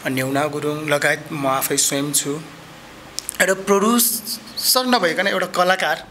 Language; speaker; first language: Nepali; non-native, local second language; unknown